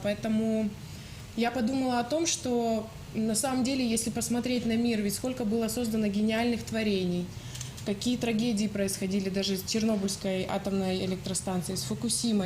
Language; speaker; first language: Russian; native; Russian